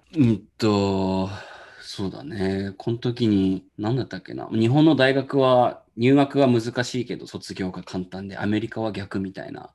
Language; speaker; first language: Japanese; native; Japanese